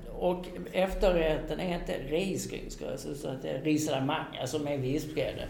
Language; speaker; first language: Swedish; native; Swedish